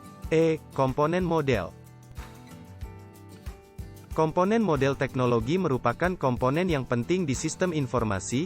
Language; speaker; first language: Indonesian; native; Indonesian